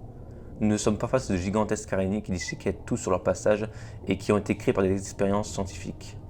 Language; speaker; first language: French; native; French